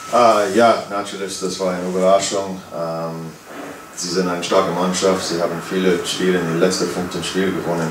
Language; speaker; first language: German; non-native, fluent; English